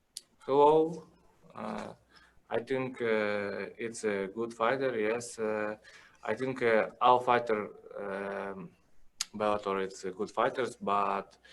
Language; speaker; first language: English; non-native, learner; Russian